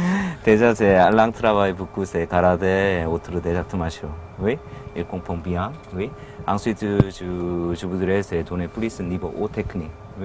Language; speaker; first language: French; non-native, learner; Korean